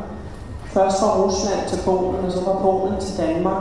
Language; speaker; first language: Danish; early bilingual, other home language; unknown